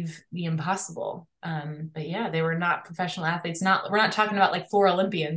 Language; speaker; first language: English; native; English